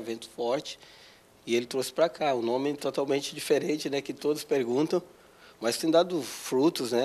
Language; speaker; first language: Portuguese; native; Portuguese